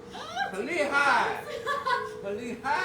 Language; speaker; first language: Chinese; native; Chinese